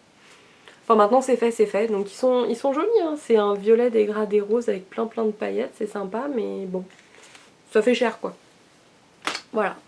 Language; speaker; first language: French; native; French